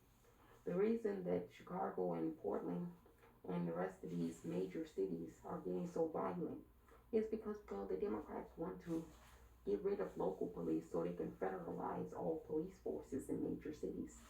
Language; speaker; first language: English; native; English